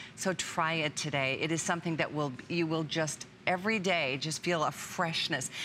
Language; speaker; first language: English; native; English